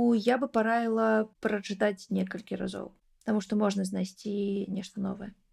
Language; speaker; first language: Belarusian; non-native, local second language; Russian